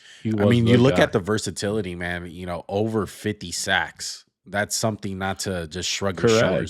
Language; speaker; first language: English; native; English